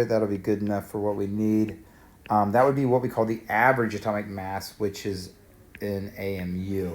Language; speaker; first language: English; native; English